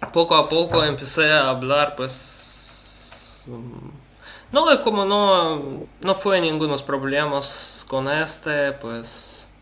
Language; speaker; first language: Spanish; non-native, learner; Russian